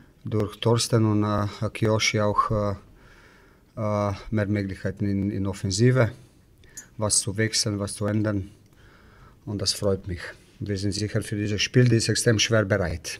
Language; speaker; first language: German; non-native, fluent; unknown